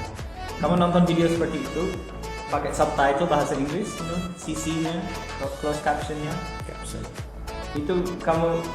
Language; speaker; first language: Indonesian; non-native, fluent; English